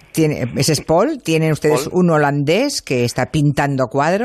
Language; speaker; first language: Spanish; native; Spanish